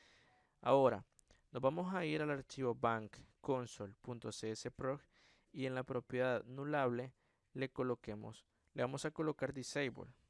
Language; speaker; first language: Spanish; native; Spanish